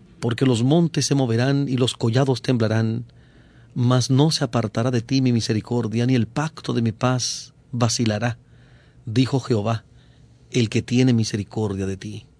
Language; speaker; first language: Spanish; native; Spanish